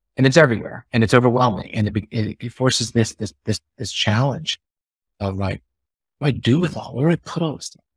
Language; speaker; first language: English; native; English